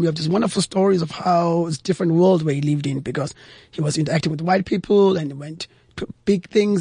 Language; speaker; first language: English; non-native, local second language; Xhosa